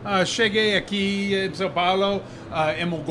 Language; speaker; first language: Portuguese; non-native, learner; English